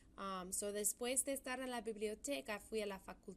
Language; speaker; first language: Spanish; non-native, fluent; English